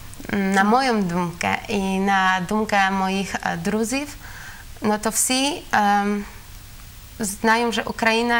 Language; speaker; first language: Ukrainian; non-native, learner; Polish